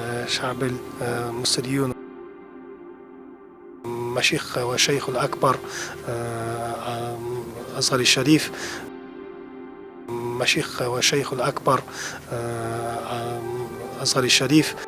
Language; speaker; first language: Arabic; non-native, learner; Kazakh